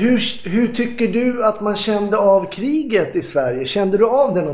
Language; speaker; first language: Swedish; native; Swedish